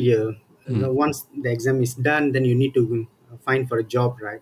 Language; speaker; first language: English; non-native, local second language; Tamil